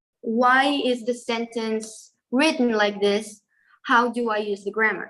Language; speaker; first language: English; non-native, fluent; Spanish